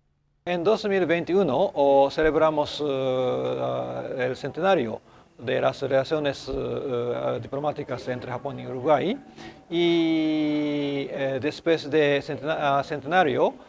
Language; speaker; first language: Spanish; non-native, learner; Japanese